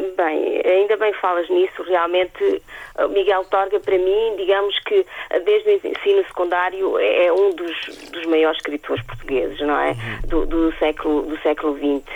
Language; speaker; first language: Portuguese; native; Portuguese